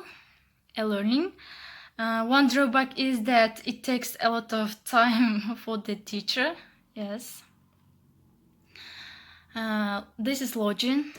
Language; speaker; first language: English; non-native, learner; Kazakh